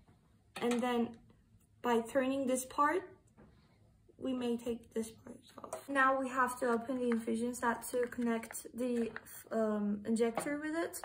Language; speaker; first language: English; non-native, fluent; Turkish